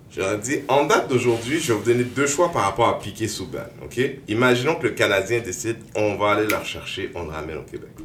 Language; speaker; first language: French; native; French